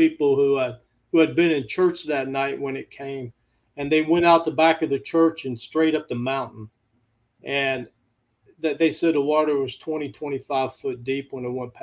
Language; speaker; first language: English; native; English